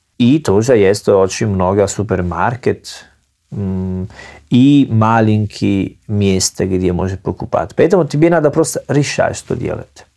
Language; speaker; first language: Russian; non-native, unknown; Italian